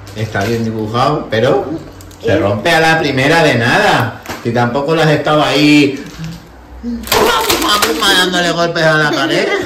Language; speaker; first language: Spanish; native; Spanish